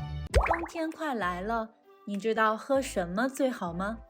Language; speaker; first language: Chinese; non-native, learner; Arabic